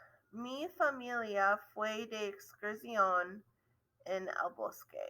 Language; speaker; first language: Spanish; non-native, learner; English